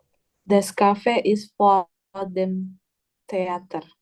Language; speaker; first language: German; non-native, learner; Indonesian